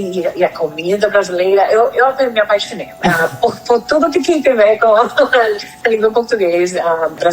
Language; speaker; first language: Portuguese; non-native, fluent; Spanish